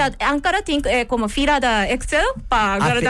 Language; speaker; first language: Catalan; non-native, learner; Japanese